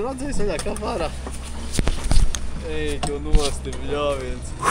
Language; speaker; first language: Latvian; native; Latvian